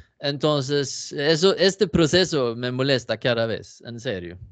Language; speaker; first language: Spanish; non-native, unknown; Swedish